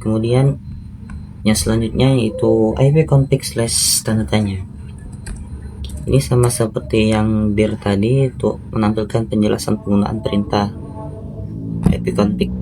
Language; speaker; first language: Indonesian; native; Indonesian